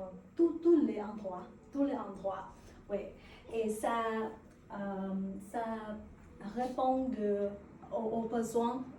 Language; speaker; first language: French; non-native, learner; Vietnamese